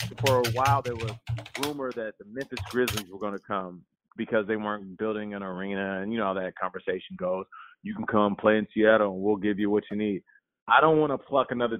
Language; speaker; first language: English; native; English